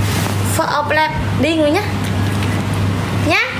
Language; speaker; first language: Vietnamese; non-native, learner; Javanese